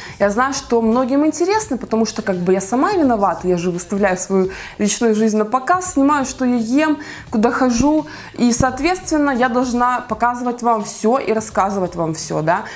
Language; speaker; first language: Russian; native; Russian